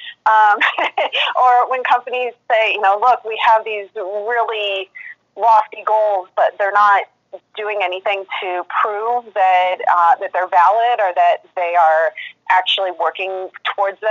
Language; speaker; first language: English; native; English